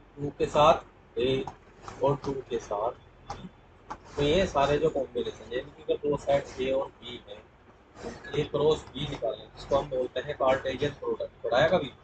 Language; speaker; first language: Hindi; native; Hindi